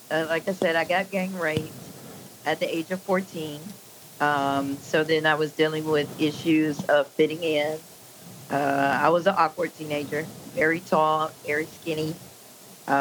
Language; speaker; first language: English; native; English